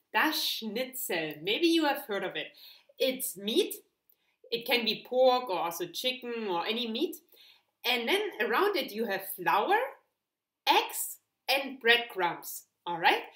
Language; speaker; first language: English; non-native, fluent; German